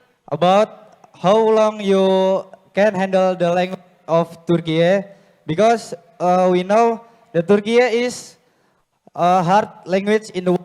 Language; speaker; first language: English; non-native, learner; Indonesian